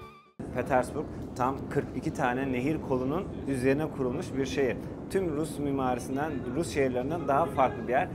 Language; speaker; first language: Turkish; native; Turkish